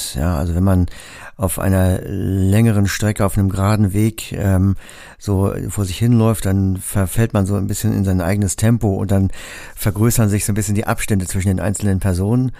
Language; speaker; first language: German; native; German